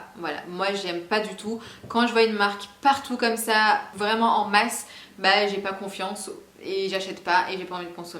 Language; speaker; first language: French; native; French